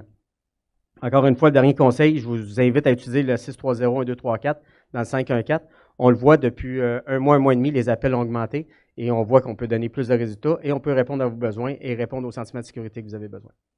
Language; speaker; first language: French; native; French